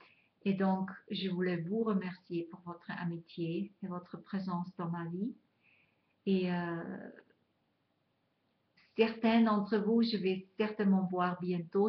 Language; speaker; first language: French; non-native, fluent; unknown